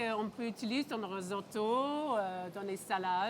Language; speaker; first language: French; non-native, local second language; English